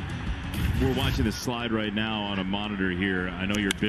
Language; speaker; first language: English; native; English